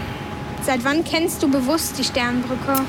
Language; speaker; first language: German; native; German